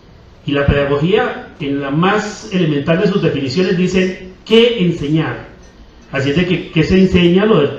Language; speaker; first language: Spanish; native; Spanish